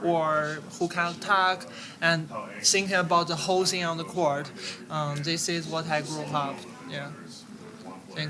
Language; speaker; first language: English; non-native, learner; Chinese